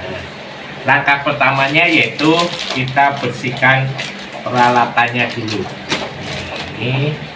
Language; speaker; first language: Indonesian; non-native, local second language; Javanese